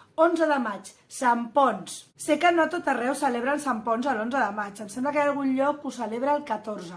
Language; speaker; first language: Catalan; native; Catalan